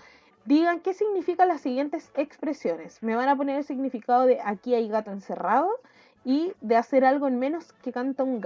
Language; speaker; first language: Spanish; native; Spanish